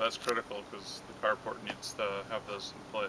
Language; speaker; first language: English; native; English